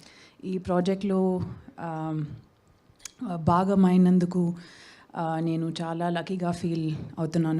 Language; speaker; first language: Telugu; non-native, fluent; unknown